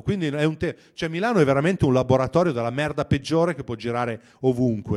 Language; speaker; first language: Italian; native; Italian